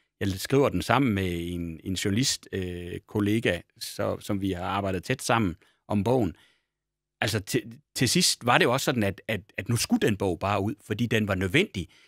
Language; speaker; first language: Danish; native; Danish